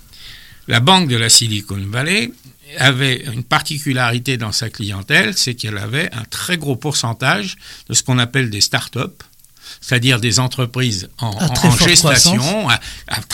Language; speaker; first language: French; native; French